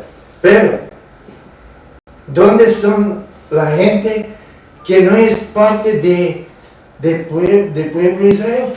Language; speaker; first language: Spanish; non-native, learner; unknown